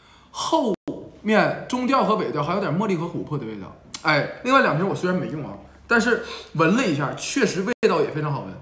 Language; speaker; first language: Chinese; native; Chinese